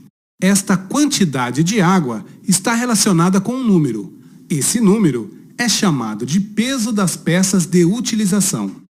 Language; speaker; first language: Portuguese; native; Portuguese